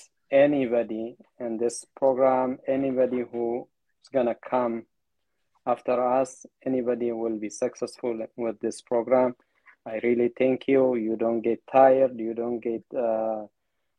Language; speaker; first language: English; non-native, fluent; Amharic